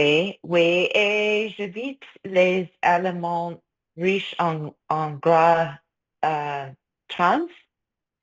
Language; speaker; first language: French; non-native, fluent; English